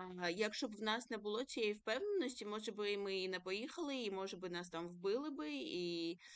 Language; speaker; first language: Ukrainian; early bilingual, other home language; Georgian